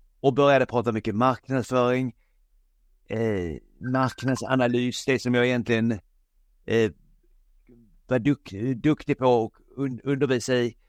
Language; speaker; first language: Swedish; native; Swedish